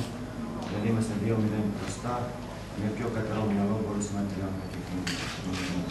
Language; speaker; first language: Greek; non-native, fluent; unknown